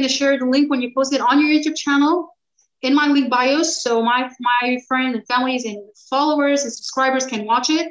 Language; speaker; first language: English; native; English